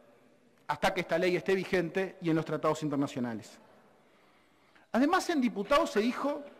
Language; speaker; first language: Spanish; native; Spanish